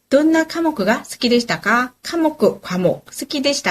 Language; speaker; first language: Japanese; non-native, learner; Korean